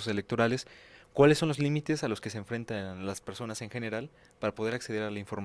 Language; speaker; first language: Spanish; native; Spanish